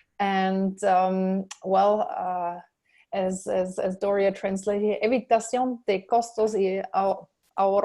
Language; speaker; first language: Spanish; non-native, learner; English